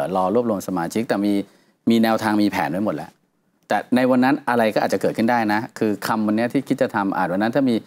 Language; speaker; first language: Thai; native; Thai